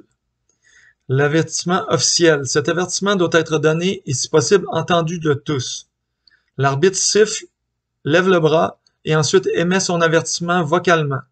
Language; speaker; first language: French; native; French